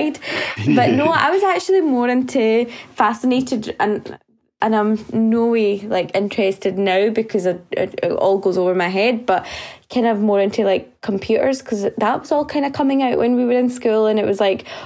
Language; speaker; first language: English; native; English